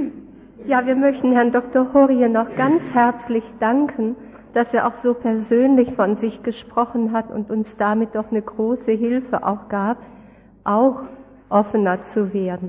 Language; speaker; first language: German; native; German